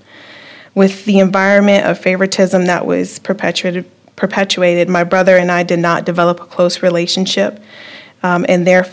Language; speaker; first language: English; native; English